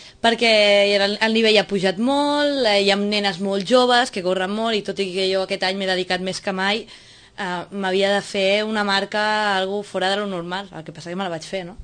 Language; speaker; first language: Catalan; native; Catalan